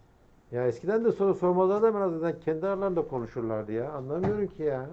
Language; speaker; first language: Turkish; native; Turkish